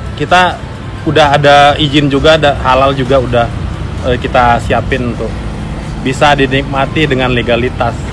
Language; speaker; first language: Indonesian; native; Indonesian